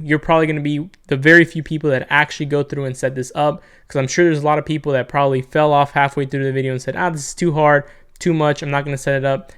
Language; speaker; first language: English; native; English